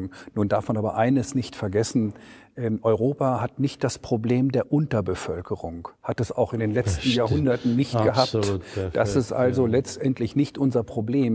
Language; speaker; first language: German; native; German